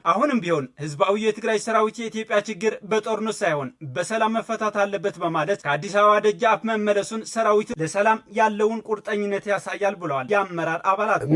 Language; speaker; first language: Amharic; non-native, local second language; Tigrinya